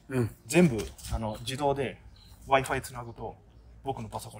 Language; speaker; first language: Japanese; non-native, fluent; Thai